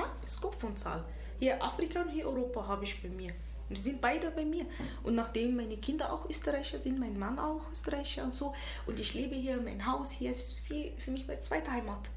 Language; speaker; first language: German; non-native, fluent; Arabic